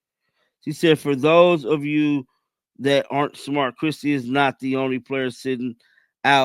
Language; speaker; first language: English; native; English